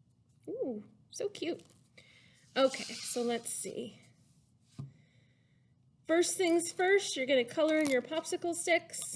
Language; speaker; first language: English; native; English